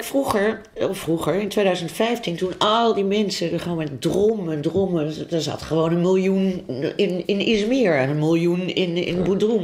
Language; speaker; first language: Dutch; native; Dutch